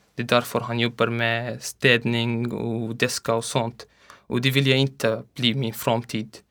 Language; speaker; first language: Swedish; non-native, learner; Arabic